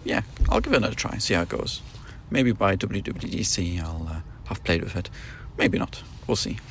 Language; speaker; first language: English; non-native, fluent; German